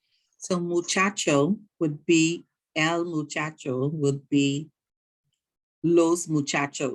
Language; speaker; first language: Spanish; non-native, learner; English